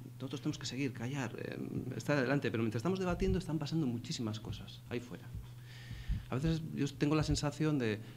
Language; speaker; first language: Spanish; native; Spanish